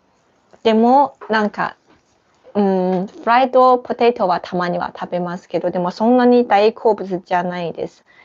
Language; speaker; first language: Japanese; non-native, fluent; Chinese